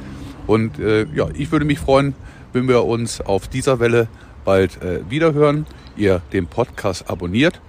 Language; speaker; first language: German; native; German